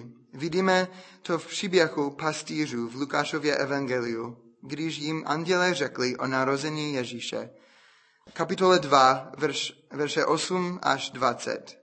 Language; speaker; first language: Czech; non-native, fluent; English